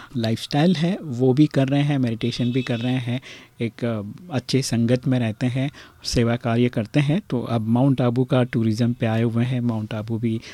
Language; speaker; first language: Hindi; native; Hindi